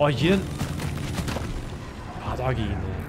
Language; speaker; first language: Korean; non-native, learner; German